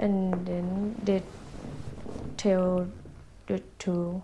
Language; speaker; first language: English; non-native, learner; Thai